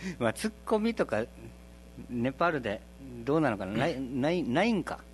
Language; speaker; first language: Japanese; native; Japanese